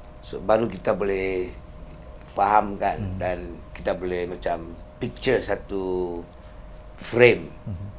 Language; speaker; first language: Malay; non-native, local second language; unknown